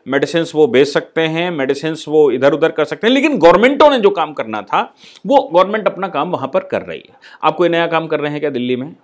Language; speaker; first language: Hindi; native; Hindi